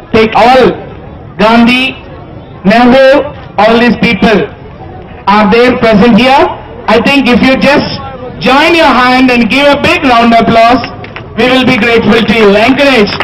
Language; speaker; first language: English; non-native, local second language; Telugu